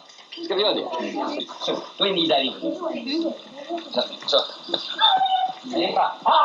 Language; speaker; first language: Swedish; native; Swedish